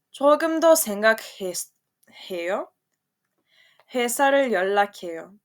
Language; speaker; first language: Korean; non-native, fluent; Serbian